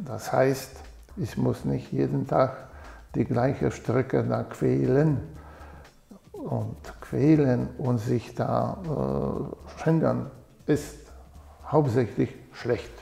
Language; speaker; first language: German; non-native, fluent; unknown